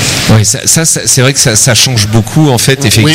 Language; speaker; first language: French; native; French